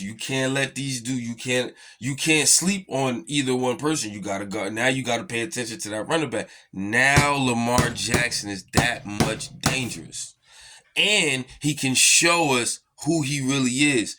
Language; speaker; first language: English; native; English